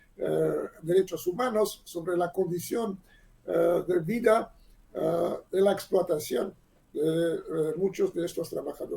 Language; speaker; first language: Spanish; non-native, learner; Hebrew